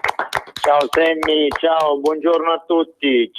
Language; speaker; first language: Italian; native; Italian